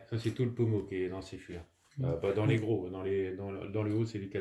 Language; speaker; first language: French; native; French